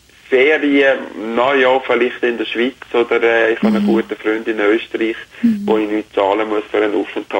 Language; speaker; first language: German; native; German